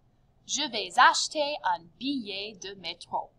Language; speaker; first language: French; non-native, fluent; English